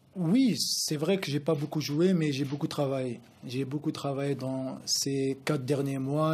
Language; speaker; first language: French; non-native, local second language; Arabic